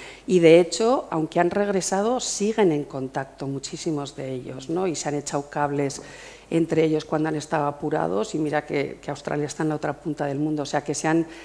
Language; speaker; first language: Spanish; native; Spanish